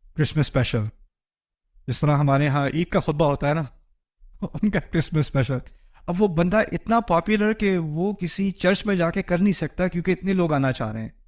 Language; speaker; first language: Urdu; early bilingual, heritage; Urdu